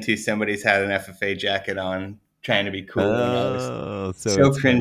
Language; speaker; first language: English; native; English